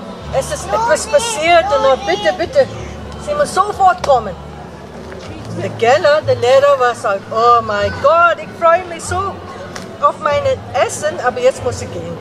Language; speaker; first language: German; non-native, learner; Tibetan